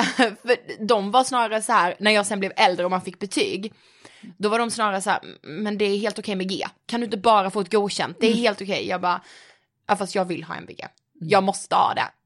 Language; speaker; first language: Swedish; native; Swedish